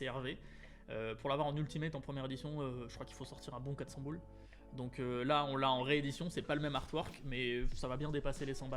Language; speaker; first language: French; native; French